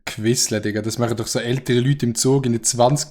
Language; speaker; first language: German; native; German